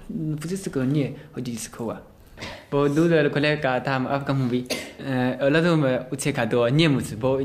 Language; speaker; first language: Polish; non-native, learner; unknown